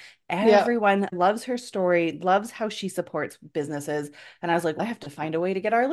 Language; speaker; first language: English; native; English